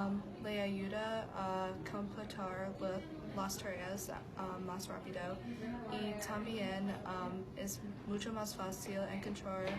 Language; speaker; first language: Spanish; non-native, learner; English